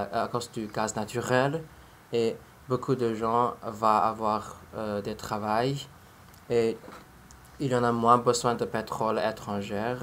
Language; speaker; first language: French; non-native, learner; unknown